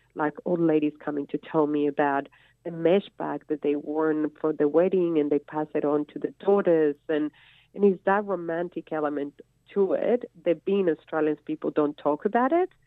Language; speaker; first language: English; non-native, fluent; Spanish